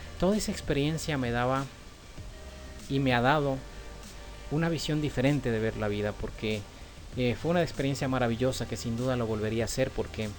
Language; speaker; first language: Spanish; native; Spanish